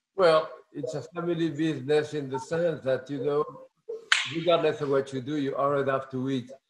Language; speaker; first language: English; non-native, fluent; French